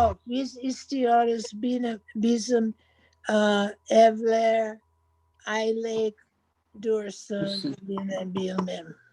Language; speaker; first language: Turkish; non-native, learner; English